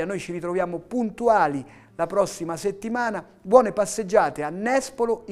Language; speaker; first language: Italian; native; Italian